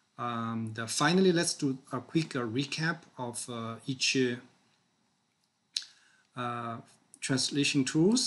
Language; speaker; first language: English; non-native, fluent; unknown